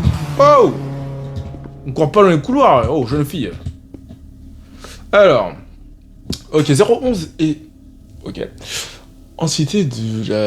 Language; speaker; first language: French; native; French